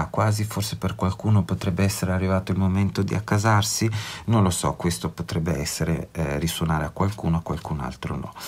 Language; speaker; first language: Italian; native; Italian